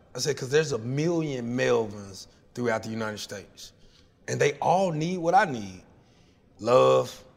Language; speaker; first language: English; native; English